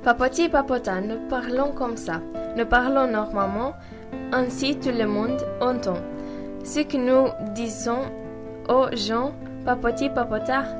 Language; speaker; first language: French; non-native, learner; Portuguese